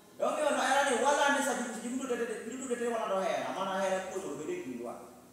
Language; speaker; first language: Swahili; non-native, local second language; Luo (Kenya and Tanzania)